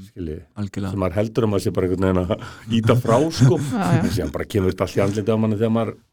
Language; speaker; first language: Icelandic; native; Icelandic